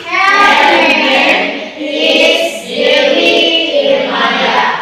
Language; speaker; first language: English; non-native, learner; Indonesian